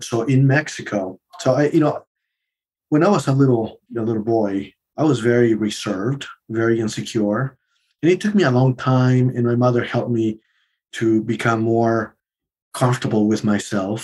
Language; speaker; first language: English; non-native, fluent; Spanish